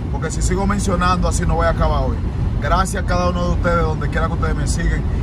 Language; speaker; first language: Spanish; native; Spanish